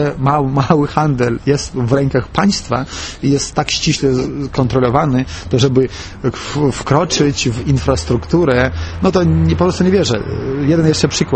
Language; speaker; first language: Polish; non-native, fluent; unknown